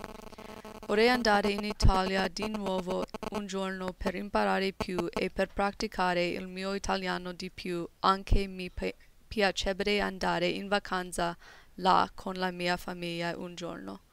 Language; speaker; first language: Italian; non-native, learner; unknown